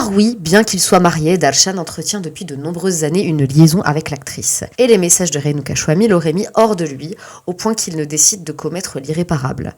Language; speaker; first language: French; native; French